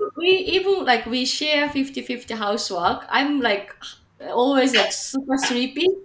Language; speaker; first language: English; non-native, fluent; Japanese